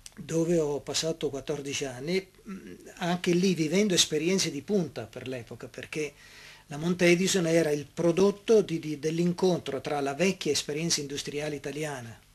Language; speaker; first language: Italian; native; Italian